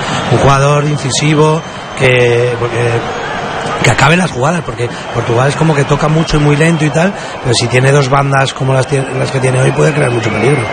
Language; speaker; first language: Spanish; native; Spanish